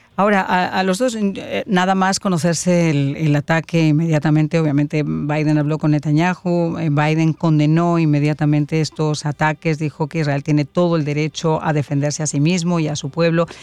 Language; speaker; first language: Spanish; native; Spanish